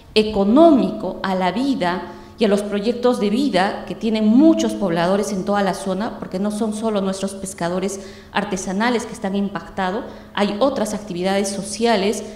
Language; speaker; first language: Spanish; native; Spanish